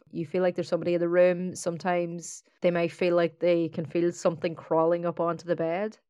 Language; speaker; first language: English; native; English